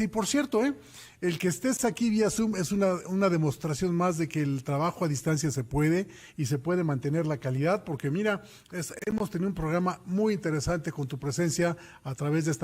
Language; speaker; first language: Spanish; native; Spanish